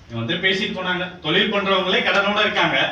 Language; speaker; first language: Tamil; native; Tamil